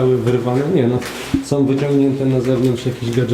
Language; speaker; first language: Polish; native; Polish